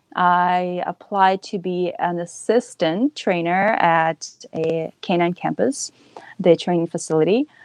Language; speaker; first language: English; early bilingual, other home language; Ukrainian